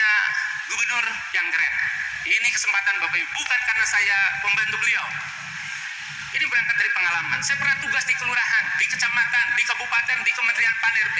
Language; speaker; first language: Indonesian; non-native, local second language; Sundanese